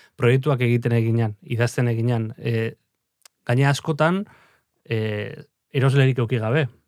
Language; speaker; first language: Basque; native; Basque